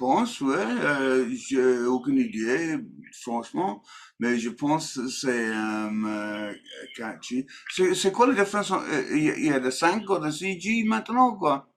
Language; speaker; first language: French; non-native, learner; English